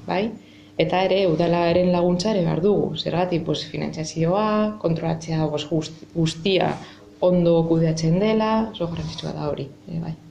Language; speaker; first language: Basque; non-native, local second language; Spanish